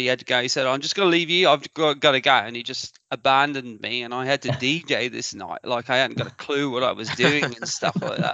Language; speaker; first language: English; native; English